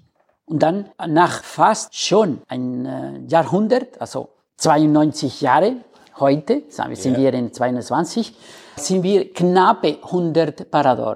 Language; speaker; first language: German; non-native, fluent; Spanish